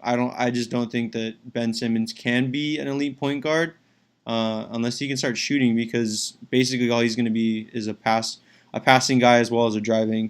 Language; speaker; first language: English; native; English